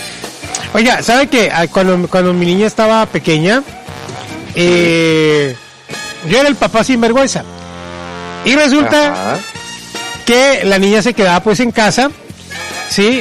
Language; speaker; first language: Spanish; native; Spanish